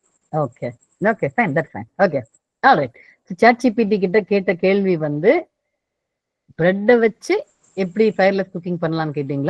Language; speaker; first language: Tamil; native; Tamil